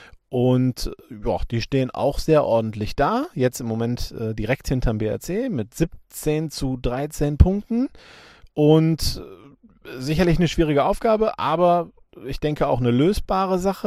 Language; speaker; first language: German; native; German